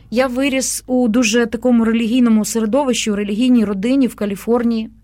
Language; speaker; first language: Ukrainian; native; Ukrainian